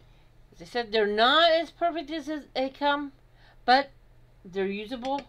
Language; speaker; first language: English; native; English